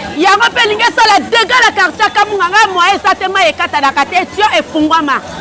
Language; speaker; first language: Lingala; native; Lingala